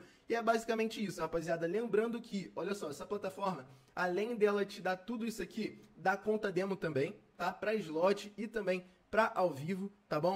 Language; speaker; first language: Portuguese; native; Portuguese